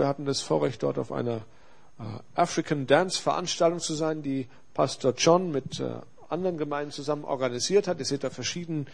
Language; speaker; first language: German; native; German